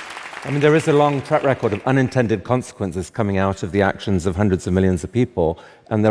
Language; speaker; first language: English; native; English